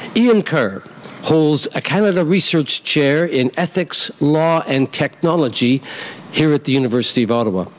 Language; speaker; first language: English; native; English